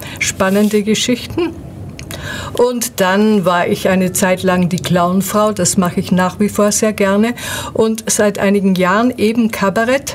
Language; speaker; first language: German; native; German